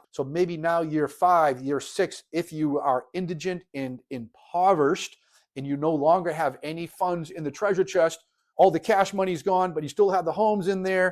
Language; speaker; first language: English; native; English